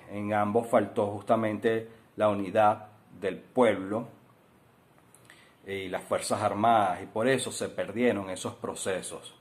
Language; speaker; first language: Spanish; native; Spanish